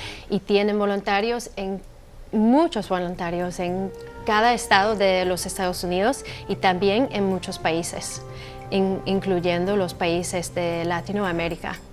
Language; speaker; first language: Spanish; non-native, fluent; English